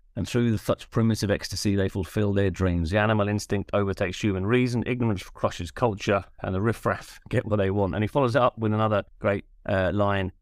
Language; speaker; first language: English; native; English